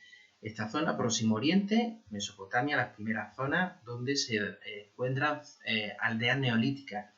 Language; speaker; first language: Spanish; native; Spanish